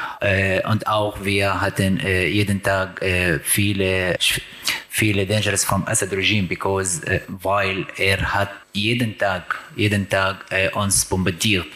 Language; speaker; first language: German; non-native, learner; Arabic